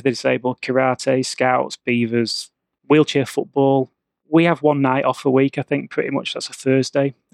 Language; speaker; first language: English; native; English